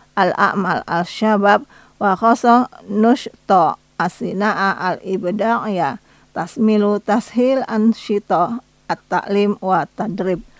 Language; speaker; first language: Arabic; non-native, fluent; Indonesian